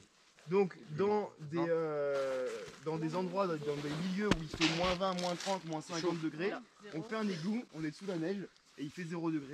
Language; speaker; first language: French; native; French